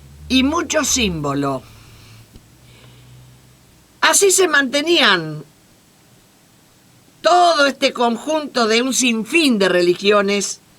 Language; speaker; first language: Spanish; native; Spanish